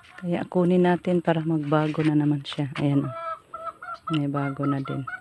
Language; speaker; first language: Filipino; non-native, local second language; Cebuano